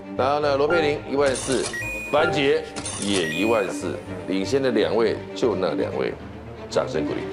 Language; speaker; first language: Chinese; native; Chinese